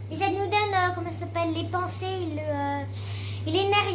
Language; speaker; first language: French; early bilingual, other home language; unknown